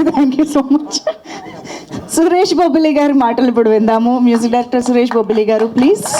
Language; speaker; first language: Telugu; native; Telugu